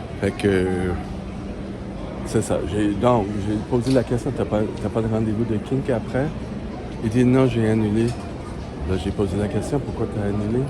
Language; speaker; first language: French; native; French